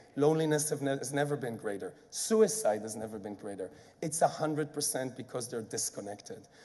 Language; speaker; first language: English; non-native, fluent; Hebrew